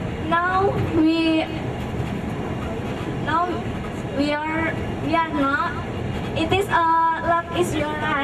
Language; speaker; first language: English; non-native, learner; Indonesian